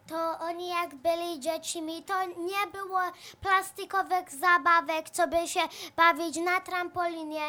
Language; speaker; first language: Polish; early bilingual, heritage; Polish